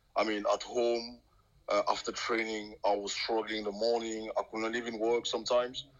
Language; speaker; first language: English; non-native, local second language; French